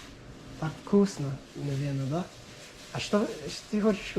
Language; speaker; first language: Russian; non-native, learner; English